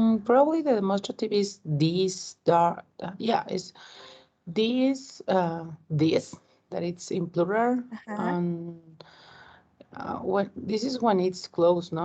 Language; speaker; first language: English; non-native, learner; Spanish